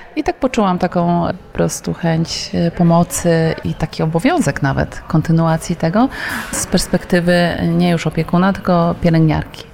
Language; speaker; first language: Polish; native; Polish